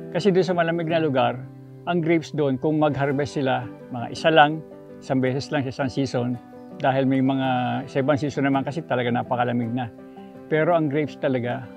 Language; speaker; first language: Filipino; native; Filipino